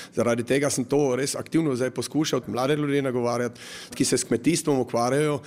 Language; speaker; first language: Slovenian; native; Slovenian